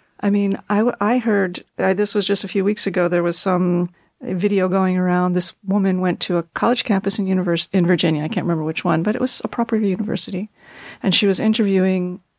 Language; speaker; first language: English; native; English